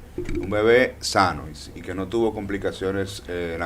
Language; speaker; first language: Spanish; native; Spanish